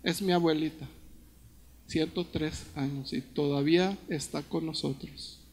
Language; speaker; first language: Spanish; early bilingual, heritage; Spanish